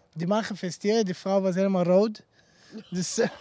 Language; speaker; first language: Dutch; non-native, learner; Hebrew